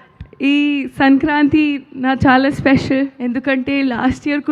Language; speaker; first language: Telugu; non-native, learner; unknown